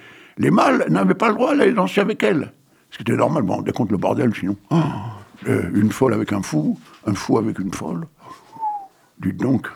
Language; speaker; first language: French; native; French